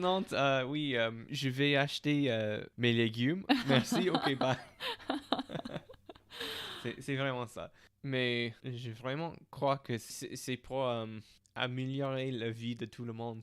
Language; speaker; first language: French; non-native, fluent; English